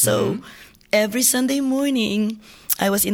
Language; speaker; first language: English; non-native, local second language; Filipino